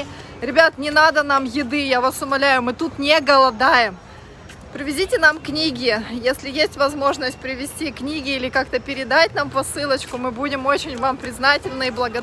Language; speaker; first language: Russian; native; Russian